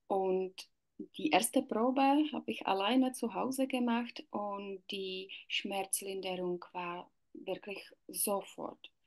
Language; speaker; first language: German; non-native, learner; Czech